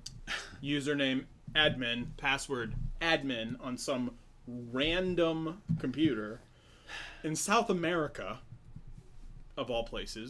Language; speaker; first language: English; native; English